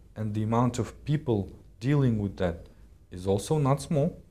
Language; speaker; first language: English; non-native, fluent; Kazakh